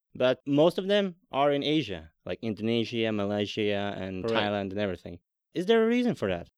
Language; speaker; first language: English; non-native, fluent; Latvian